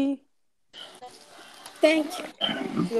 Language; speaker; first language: French; native; French